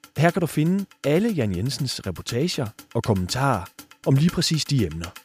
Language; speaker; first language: Danish; native; Danish